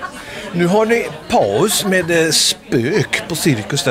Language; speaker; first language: Swedish; native; Swedish